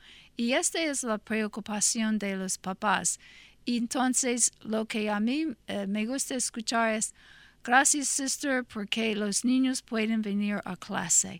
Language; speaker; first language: Spanish; non-native, fluent; English